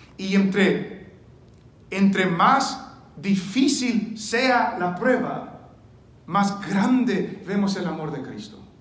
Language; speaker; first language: Spanish; early bilingual, heritage; Spanish